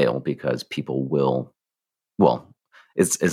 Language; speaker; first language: English; native; English